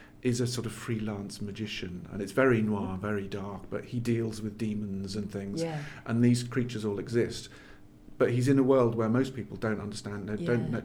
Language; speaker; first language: English; native; English